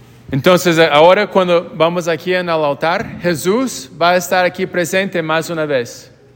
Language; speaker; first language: Spanish; non-native, fluent; English